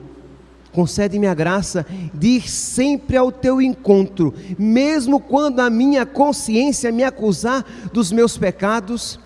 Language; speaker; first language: Portuguese; native; Portuguese